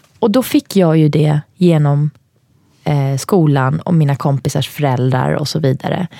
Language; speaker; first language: Swedish; native; Swedish